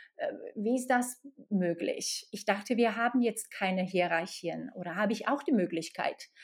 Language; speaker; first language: German; non-native, fluent; Slovak